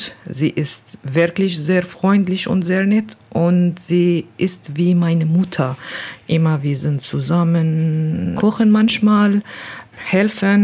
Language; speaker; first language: German; non-native, learner; Kurdish